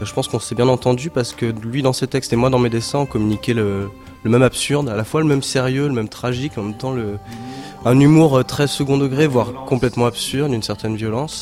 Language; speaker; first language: French; native; French